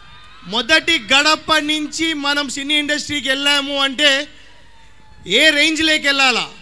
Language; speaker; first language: Telugu; native; Telugu